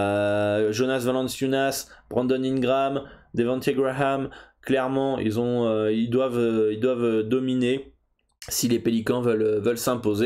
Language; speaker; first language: French; native; French